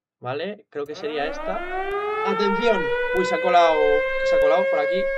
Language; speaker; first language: Spanish; native; Spanish